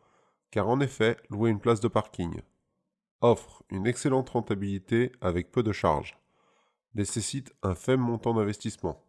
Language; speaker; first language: French; native; French